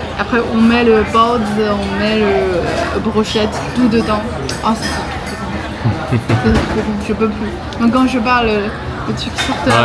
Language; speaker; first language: French; non-native, learner; Chinese